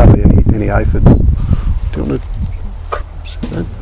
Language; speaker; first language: English; native; English